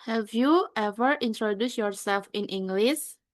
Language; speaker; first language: English; non-native, fluent; Indonesian